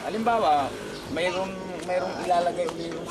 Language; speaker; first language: Filipino; non-native, local second language; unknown